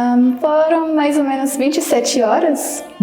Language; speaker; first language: Portuguese; non-native, fluent; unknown